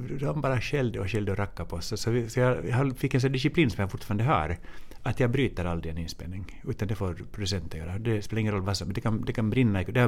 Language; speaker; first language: Swedish; native; Swedish